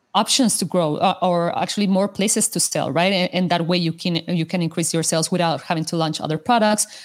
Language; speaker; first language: English; non-native, fluent; Spanish